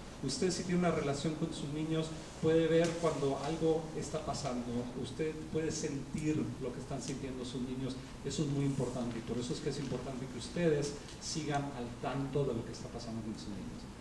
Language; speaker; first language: Spanish; early bilingual, heritage; Spanish